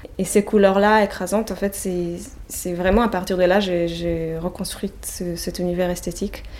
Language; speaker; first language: French; non-native, fluent; Hebrew